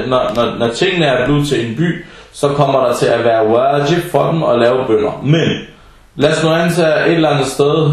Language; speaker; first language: Danish; non-native, fluent; Arabic